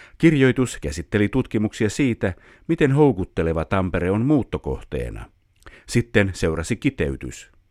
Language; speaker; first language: Finnish; native; Finnish